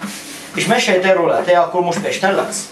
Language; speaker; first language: Hungarian; non-native, fluent; Armenian